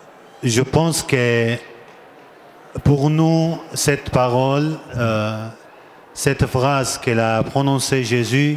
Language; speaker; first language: French; non-native, learner; Armenian